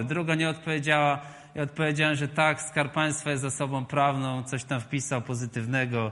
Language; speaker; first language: Polish; native; Polish